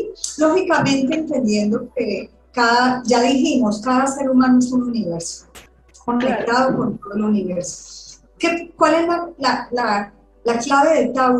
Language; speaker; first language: Spanish; native; Spanish